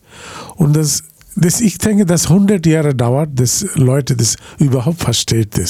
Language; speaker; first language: German; non-native, learner; Bangla